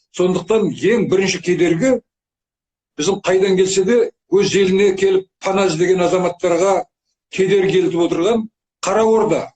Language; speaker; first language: Kazakh; native; Kazakh